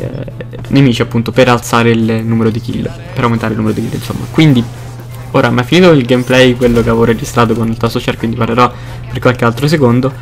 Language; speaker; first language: Italian; native; Italian